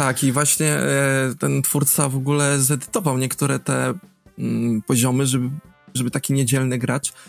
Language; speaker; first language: Polish; native; Polish